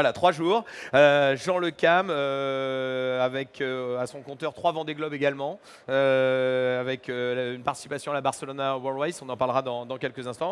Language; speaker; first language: French; native; French